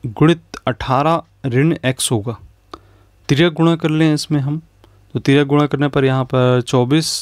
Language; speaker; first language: Hindi; native; Hindi